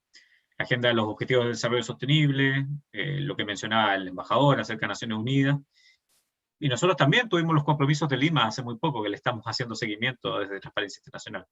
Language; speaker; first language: Spanish; native; Spanish